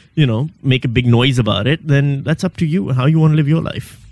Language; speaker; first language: English; non-native, local second language; Urdu